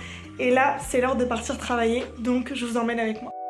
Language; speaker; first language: French; native; French